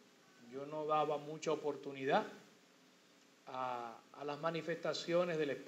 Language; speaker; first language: Spanish; native; Spanish